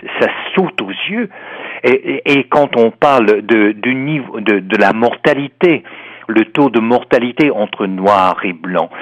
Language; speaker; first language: French; non-native, fluent; English